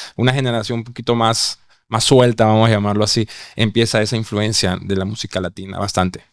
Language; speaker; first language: Spanish; native; Spanish